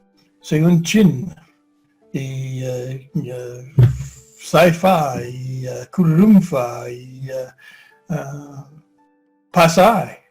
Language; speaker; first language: Spanish; non-native, fluent; English